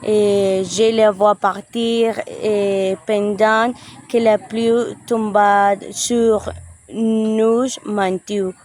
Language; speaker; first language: French; non-native, learner; Spanish